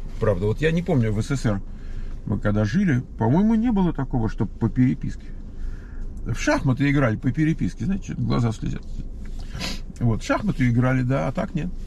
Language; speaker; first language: Russian; native; Russian